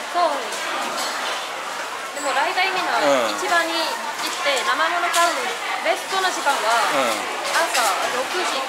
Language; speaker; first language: Japanese; non-native, fluent; Vietnamese